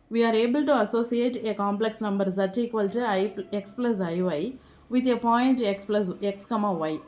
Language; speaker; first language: English; non-native, local second language; Tamil